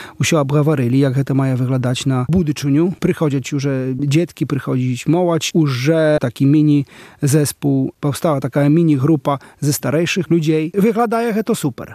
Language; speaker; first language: Belarusian; non-native, local second language; Polish